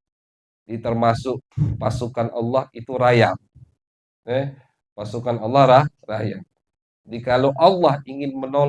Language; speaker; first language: Indonesian; native; Indonesian